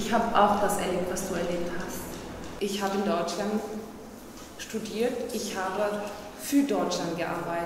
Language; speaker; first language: German; non-native, fluent; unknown